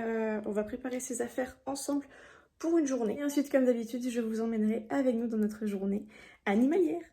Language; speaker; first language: French; native; French